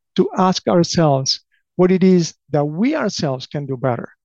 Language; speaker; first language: English; non-native, fluent; Spanish